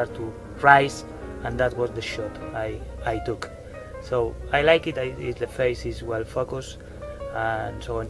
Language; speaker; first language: English; non-native, fluent; Spanish